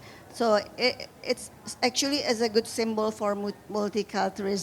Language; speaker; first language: English; non-native, fluent; Indonesian